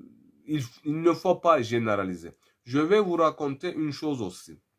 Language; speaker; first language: French; non-native, fluent; Turkish